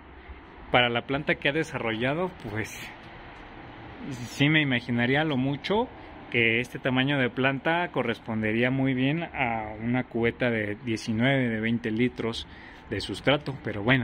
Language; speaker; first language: Spanish; native; Spanish